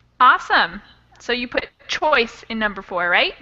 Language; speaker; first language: English; native; English